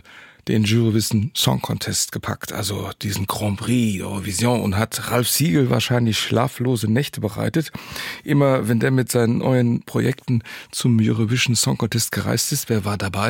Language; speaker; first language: German; native; German